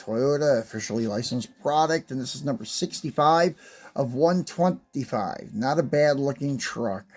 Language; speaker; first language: English; native; English